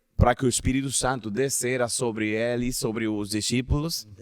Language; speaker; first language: Portuguese; non-native, learner; Spanish